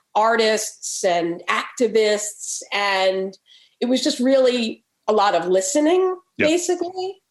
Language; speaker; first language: English; native; English